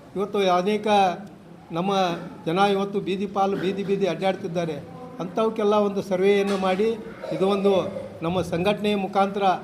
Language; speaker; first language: Kannada; non-native, local second language; Urdu